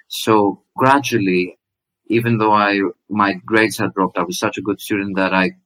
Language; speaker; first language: English; non-native, fluent; Greek